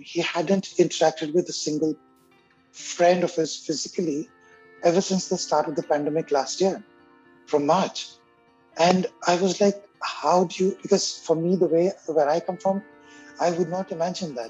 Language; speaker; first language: English; non-native, local second language; Hindi